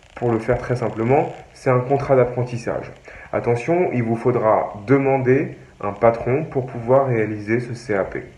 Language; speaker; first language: French; native; French